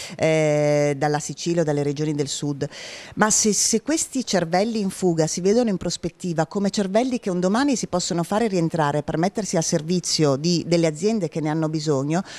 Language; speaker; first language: Italian; native; Italian